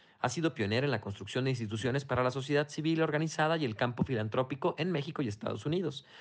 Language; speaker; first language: Spanish; native; Spanish